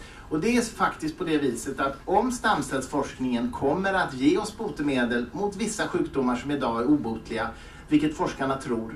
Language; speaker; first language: Swedish; native; Swedish